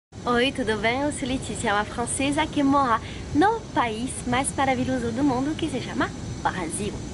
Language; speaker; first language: Portuguese; non-native, fluent; French